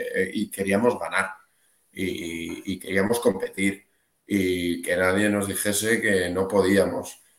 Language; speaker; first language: Spanish; native; Spanish